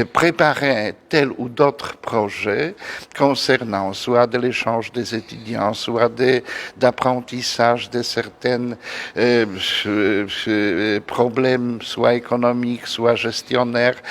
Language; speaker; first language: French; non-native, fluent; Polish